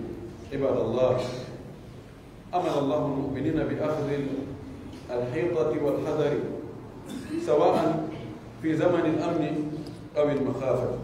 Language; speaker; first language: Arabic; non-native, fluent; Fula